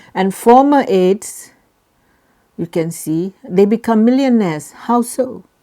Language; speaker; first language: English; non-native, local second language; Malay